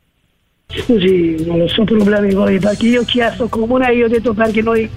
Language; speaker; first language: Italian; non-native, learner; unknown